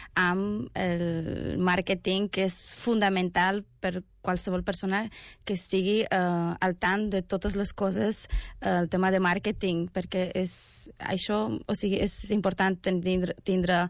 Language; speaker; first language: Catalan; early bilingual, other home language; Romanian